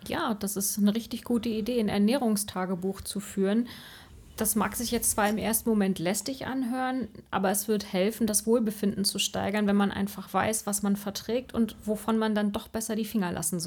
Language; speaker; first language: German; native; German